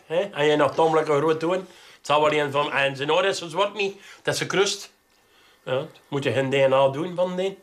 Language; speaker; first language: Dutch; native; Dutch